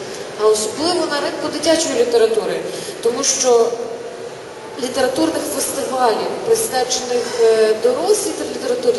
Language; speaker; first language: Ukrainian; native; Ukrainian